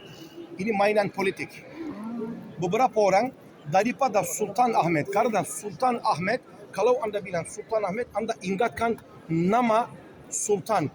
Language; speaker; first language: Indonesian; non-native, learner; Turkish